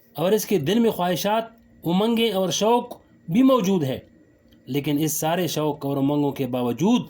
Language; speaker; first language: Urdu; native; Urdu